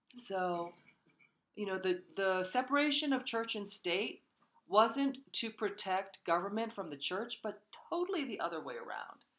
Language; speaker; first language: English; early bilingual, other home language; Korean